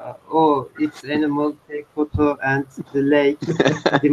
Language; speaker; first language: English; non-native, learner; Turkish